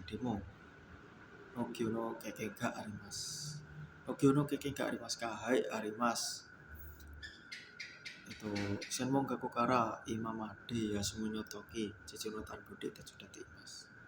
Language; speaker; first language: Japanese; non-native, learner; Indonesian